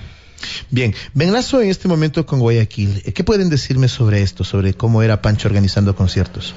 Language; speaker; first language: Spanish; native; Spanish